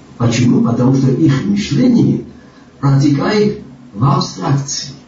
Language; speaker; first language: Russian; non-native, local second language; Georgian